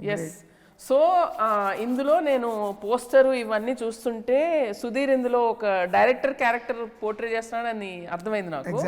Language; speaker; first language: Telugu; native; Telugu